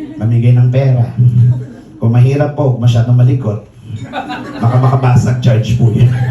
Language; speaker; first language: Filipino; native; Filipino